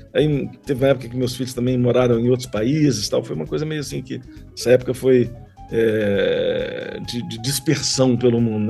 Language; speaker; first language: Portuguese; native; Portuguese